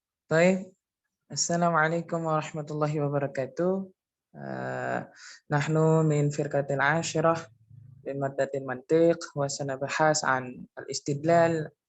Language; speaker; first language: Arabic; non-native, learner; Indonesian